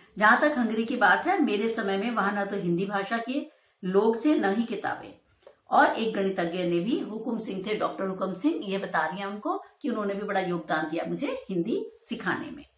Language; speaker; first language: Hindi; native; Hindi